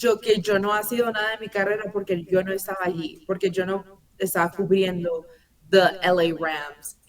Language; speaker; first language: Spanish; early bilingual, heritage; English